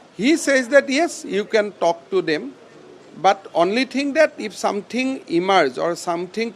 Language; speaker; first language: English; non-native, local second language; Assamese